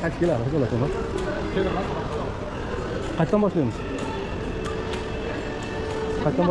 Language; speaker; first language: Turkish; non-native, learner; Uzbek